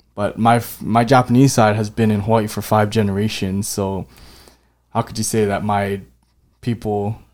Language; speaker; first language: English; native; English